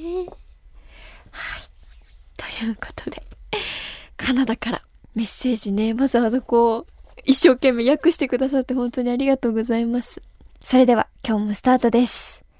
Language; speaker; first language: Japanese; native; Japanese